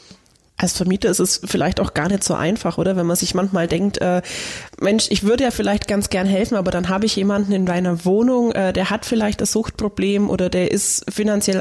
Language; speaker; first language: German; native; German